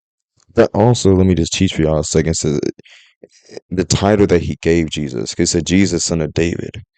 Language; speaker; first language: English; native; English